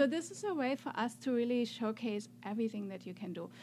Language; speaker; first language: English; non-native, fluent; German